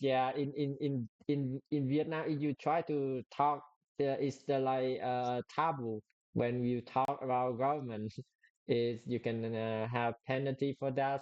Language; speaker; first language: English; non-native, learner; Vietnamese